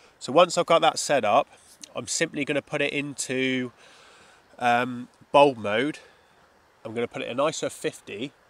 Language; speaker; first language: English; native; English